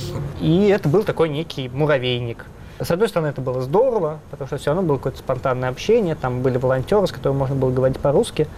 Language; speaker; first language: Russian; native; Russian